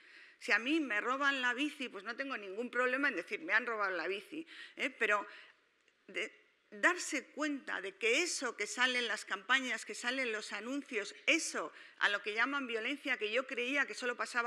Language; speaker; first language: Spanish; native; Spanish